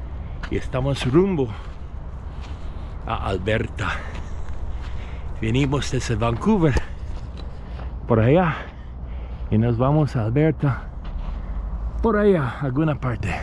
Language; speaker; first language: Spanish; non-native, fluent; English